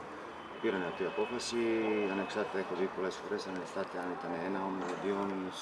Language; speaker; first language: Greek; non-native, fluent; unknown